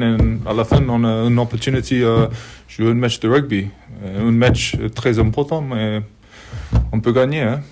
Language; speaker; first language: French; non-native, learner; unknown